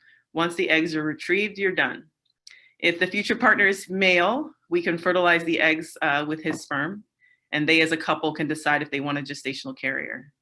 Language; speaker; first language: English; native; English